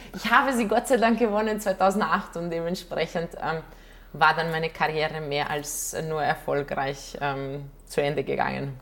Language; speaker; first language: German; non-native, fluent; Croatian